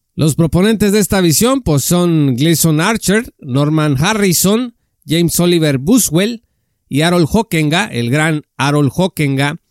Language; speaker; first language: Spanish; native; Spanish